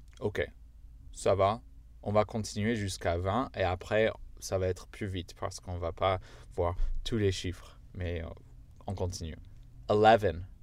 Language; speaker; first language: French; non-native, fluent; English